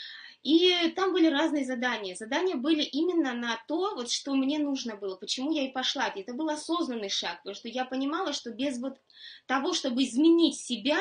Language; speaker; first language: Russian; native; Russian